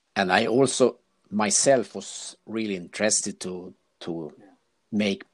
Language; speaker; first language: English; non-native, fluent; Swedish